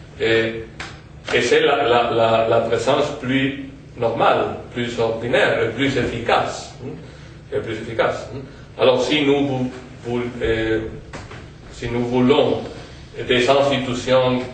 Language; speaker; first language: French; non-native, fluent; Spanish